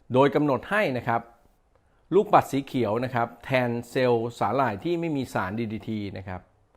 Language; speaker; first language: Thai; native; Thai